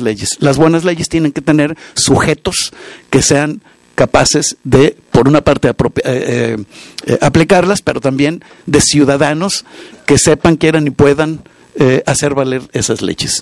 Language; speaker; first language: Spanish; native; Spanish